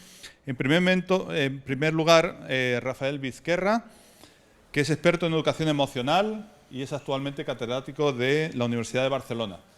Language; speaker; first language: Spanish; native; Spanish